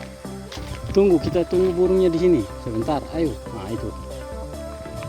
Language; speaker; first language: Malay; native; Malay